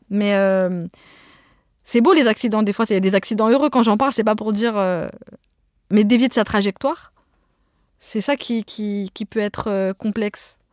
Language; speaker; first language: French; early bilingual, other home language; Arabic